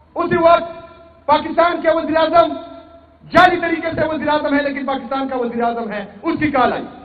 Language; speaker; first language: Urdu; non-native, local second language; Pashto